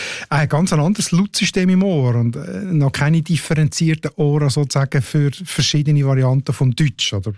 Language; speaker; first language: German; native; German